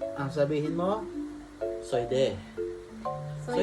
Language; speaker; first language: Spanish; non-native, learner; Filipino